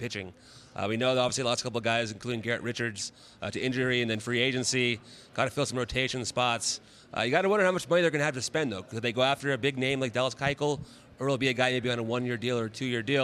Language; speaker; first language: English; native; English